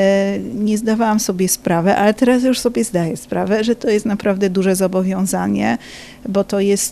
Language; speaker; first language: Polish; native; Polish